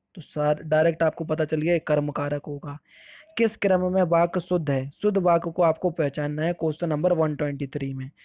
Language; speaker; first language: Hindi; native; Hindi